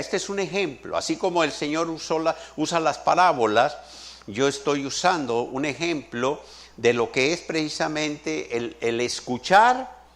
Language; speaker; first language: Spanish; native; Spanish